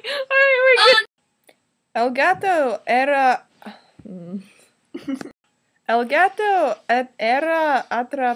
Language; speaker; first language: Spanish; non-native, learner; English